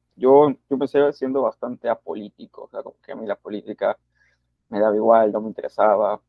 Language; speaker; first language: Spanish; native; Spanish